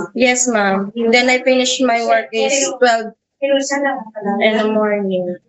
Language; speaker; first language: English; non-native, learner; Hiligaynon